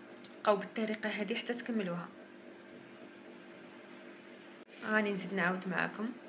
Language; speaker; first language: Arabic; native; Arabic